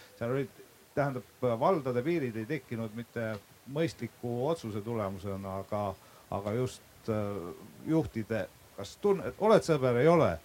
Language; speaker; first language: Estonian; native; Estonian